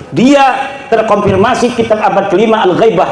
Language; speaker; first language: Indonesian; non-native, local second language; Javanese